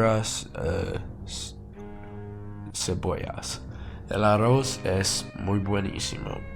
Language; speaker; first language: Spanish; non-native, learner; English